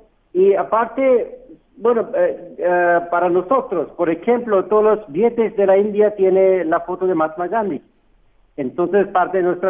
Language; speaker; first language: Spanish; non-native, fluent; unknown